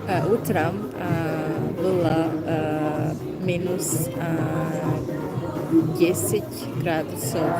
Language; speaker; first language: Russian; non-native, learner; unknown